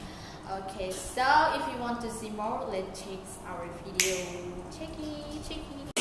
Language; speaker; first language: English; non-native, learner; Indonesian